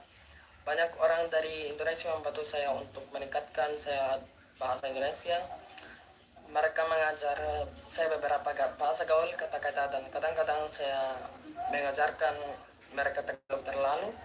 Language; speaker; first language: Indonesian; non-native, learner; Filipino